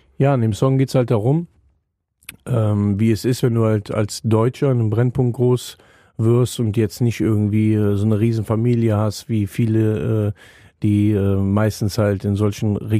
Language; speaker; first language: German; native; German